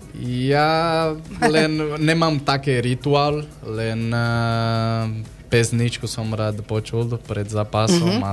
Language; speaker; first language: Slovak; non-native, learner; Portuguese